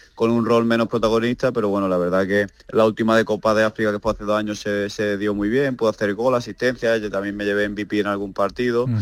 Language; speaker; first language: Spanish; native; Spanish